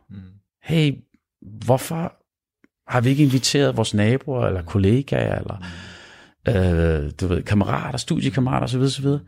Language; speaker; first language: Danish; early bilingual, other home language; Arabic